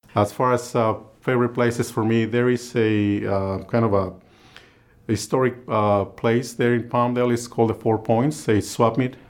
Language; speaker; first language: English; non-native, fluent; Spanish